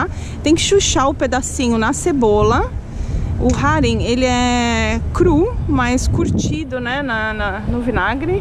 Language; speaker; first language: Portuguese; native; Portuguese